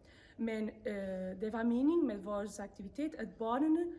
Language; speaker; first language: Danish; non-native, fluent; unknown